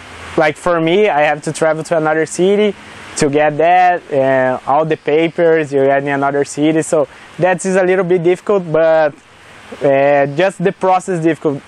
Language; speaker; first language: English; non-native, learner; Portuguese